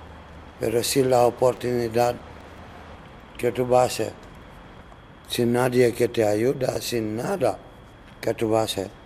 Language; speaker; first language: Spanish; non-native, learner; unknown